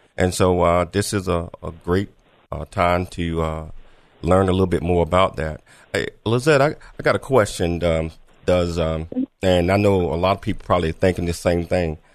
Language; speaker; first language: English; native; English